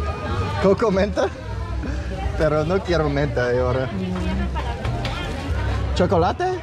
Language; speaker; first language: Spanish; non-native, learner; English